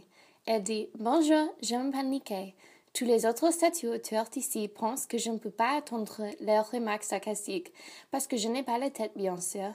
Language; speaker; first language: French; non-native, learner; English